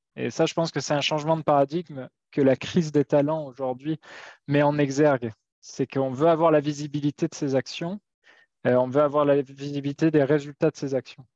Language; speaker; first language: French; native; French